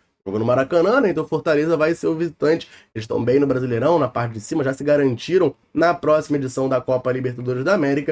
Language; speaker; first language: Portuguese; native; Portuguese